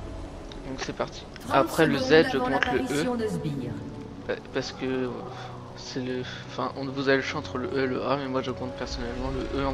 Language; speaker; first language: French; native; French